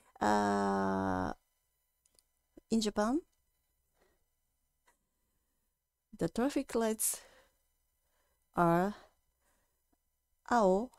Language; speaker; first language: English; non-native, fluent; Japanese